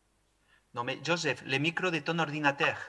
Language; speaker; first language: French; non-native, fluent; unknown